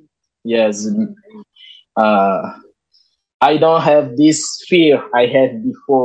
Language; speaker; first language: English; non-native, learner; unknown